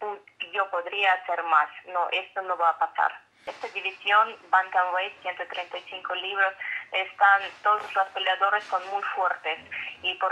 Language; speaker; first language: Spanish; non-native, fluent; Russian